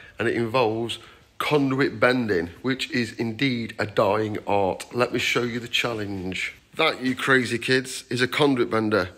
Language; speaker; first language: English; native; English